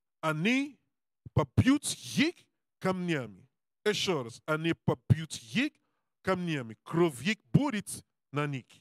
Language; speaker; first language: Russian; non-native, learner; Serbian